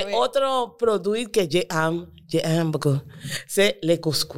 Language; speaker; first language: French; non-native, learner; Spanish